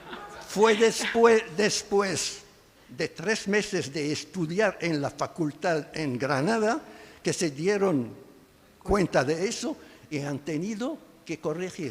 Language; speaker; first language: Spanish; non-native, fluent; Arabic